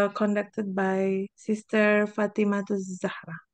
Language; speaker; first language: English; non-native, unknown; Indonesian